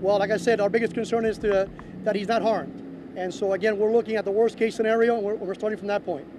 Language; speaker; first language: English; early bilingual, other home language; Spanish